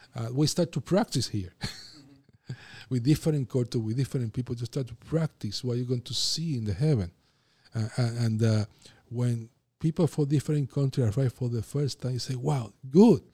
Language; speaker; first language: English; non-native, fluent; Spanish